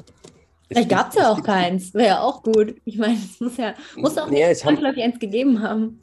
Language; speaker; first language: German; native; German